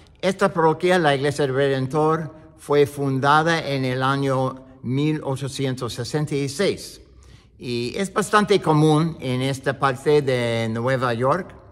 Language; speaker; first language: Spanish; non-native, learner; English